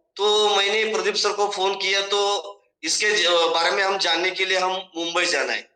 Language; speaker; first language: Hindi; non-native, local second language; Marathi